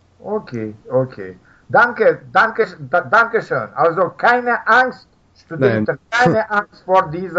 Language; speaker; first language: German; non-native, fluent; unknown